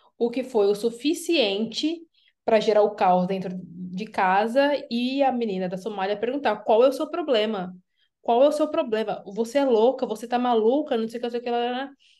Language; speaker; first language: Portuguese; native; Portuguese